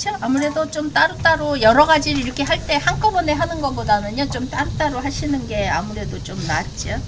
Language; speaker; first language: Korean; native; Korean